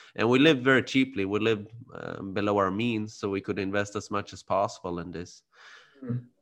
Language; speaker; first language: English; early bilingual, other home language; Khmer